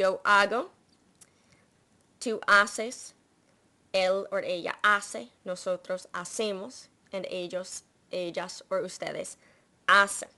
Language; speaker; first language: Spanish; non-native, fluent; English